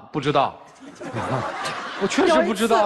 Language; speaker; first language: Chinese; native; Chinese